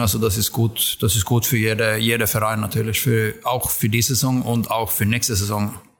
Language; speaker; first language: German; non-native, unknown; Swedish